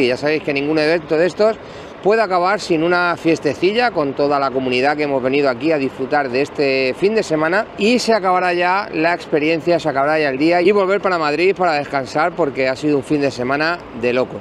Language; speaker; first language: Spanish; native; Spanish